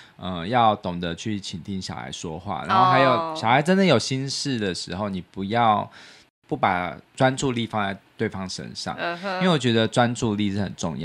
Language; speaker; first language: Chinese; native; Chinese